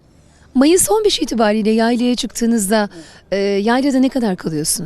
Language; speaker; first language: Turkish; native; Turkish